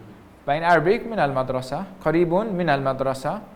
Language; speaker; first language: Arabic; non-native, fluent; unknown